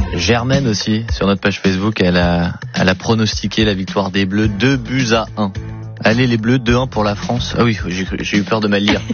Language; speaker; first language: French; native; French